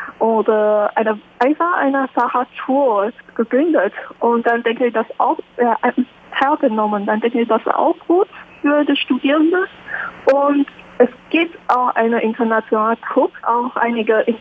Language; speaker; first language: German; non-native, learner; Chinese